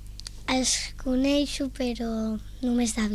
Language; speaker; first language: Catalan; non-native, local second language; Spanish